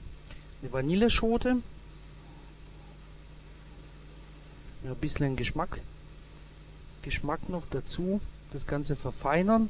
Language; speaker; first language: German; native; German